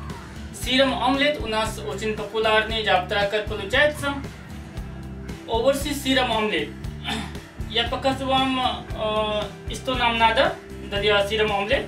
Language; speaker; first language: Russian; non-native, learner; Hindi